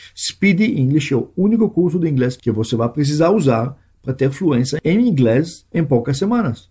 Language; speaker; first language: Portuguese; non-native, fluent; Hebrew